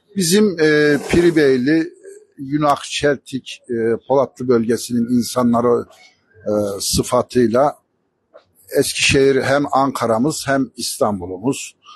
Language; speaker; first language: Turkish; native; Turkish